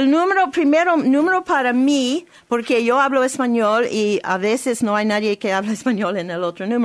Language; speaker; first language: Spanish; non-native, learner; English